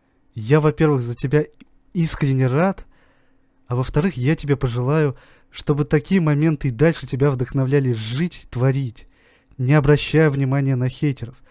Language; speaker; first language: Russian; native; Russian